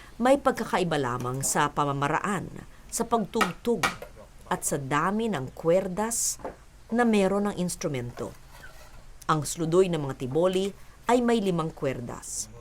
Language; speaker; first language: Filipino; native; Filipino